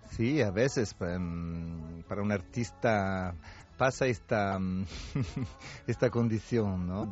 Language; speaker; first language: Spanish; non-native, fluent; Italian